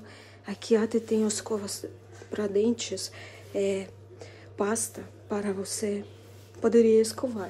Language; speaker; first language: Portuguese; non-native, fluent; Russian